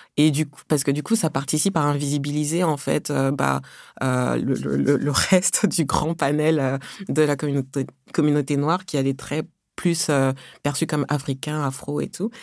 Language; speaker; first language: French; early bilingual, other home language; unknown